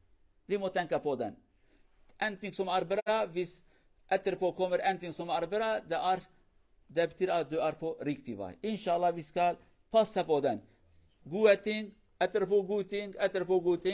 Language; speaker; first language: Norwegian; non-native, fluent; Kurdish